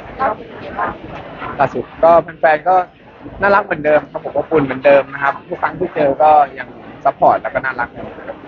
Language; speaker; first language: Thai; native; Thai